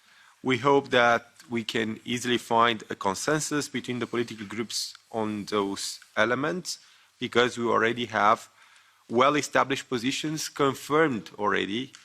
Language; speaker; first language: English; non-native, fluent; Romanian